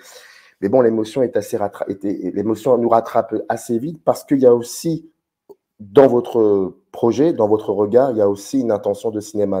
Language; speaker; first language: French; native; French